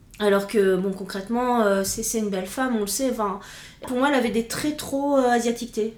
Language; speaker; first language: French; native; French